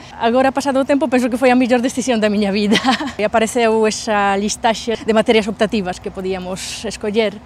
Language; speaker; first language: Galician; non-native, fluent; Polish